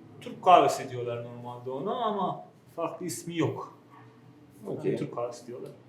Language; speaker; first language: Turkish; non-native, fluent; Persian